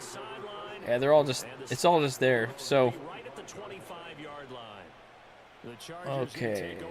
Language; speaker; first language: English; native; English